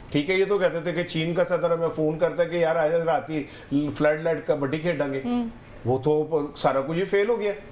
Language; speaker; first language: Urdu; non-native, local second language; Punjabi